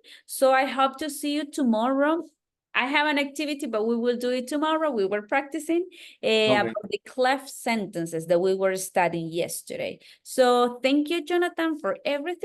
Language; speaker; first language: English; non-native, fluent; Spanish